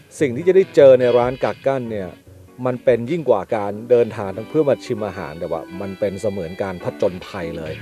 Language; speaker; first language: Thai; native; Thai